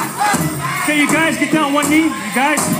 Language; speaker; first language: English; native; English